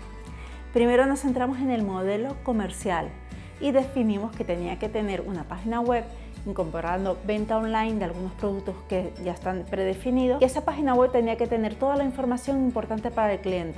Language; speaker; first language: Spanish; native; Spanish